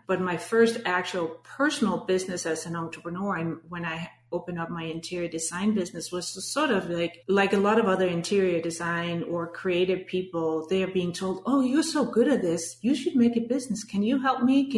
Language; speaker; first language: English; non-native, fluent; Danish